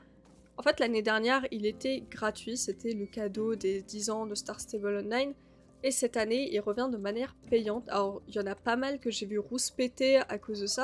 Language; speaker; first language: French; native; French